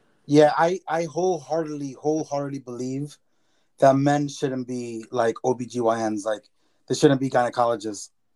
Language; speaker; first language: English; early bilingual, other home language; Spanish